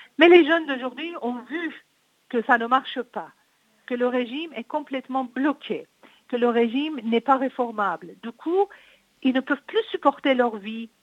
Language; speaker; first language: French; non-native, fluent; Persian